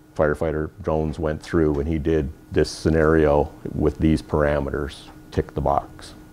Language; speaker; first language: English; native; English